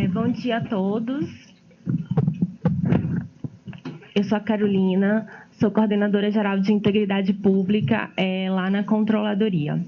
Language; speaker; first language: Portuguese; native; Portuguese